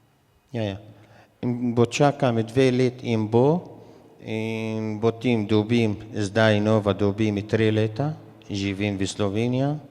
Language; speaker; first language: Slovenian; non-native, learner; Arabic